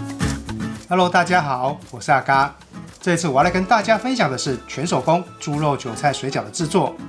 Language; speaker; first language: Chinese; native; Chinese